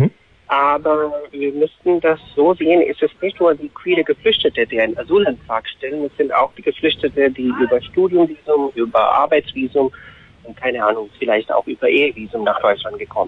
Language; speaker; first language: German; non-native, fluent; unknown